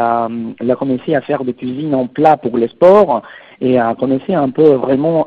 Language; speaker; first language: French; non-native, fluent; Italian